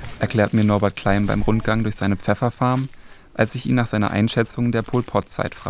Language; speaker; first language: German; native; German